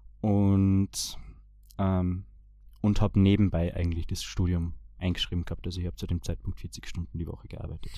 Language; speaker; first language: German; early bilingual, other home language; Bosnian